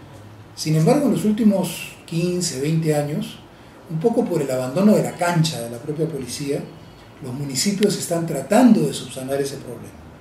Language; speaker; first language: Spanish; native; Spanish